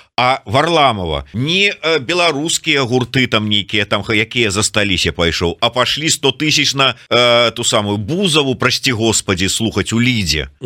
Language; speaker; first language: Belarusian; non-native, local second language; Russian